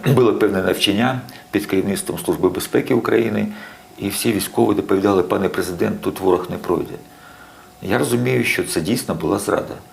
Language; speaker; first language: Ukrainian; native; Ukrainian